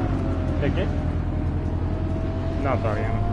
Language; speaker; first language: Spanish; early bilingual, heritage; Spanish